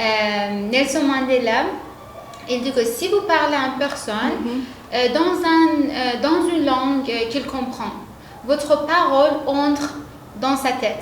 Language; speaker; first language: French; non-native, fluent; Arabic